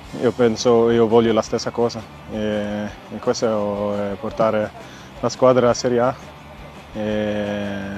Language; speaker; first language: Italian; non-native, learner; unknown